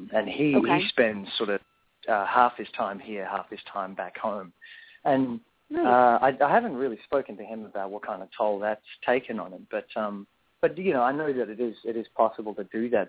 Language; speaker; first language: English; native; English